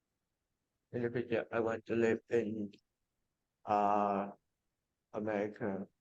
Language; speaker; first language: English; non-native, learner; Vietnamese